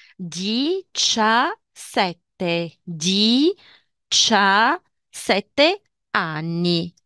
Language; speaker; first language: Italian; non-native, fluent; Arabic